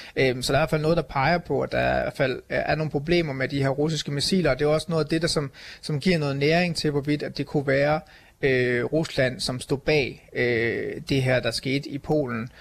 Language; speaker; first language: Danish; native; Danish